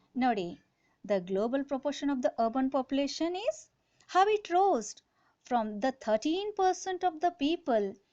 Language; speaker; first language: English; non-native, local second language; Kannada